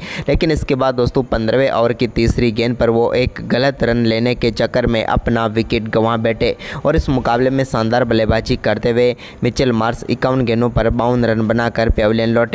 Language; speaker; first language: Hindi; native; Hindi